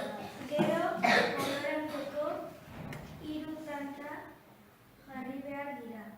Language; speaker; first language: Basque; non-native, local second language; Spanish